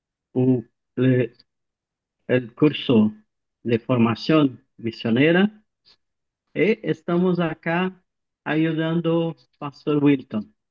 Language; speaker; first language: Spanish; non-native, learner; Portuguese